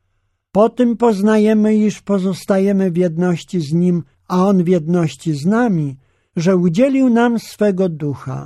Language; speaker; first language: Polish; native; Polish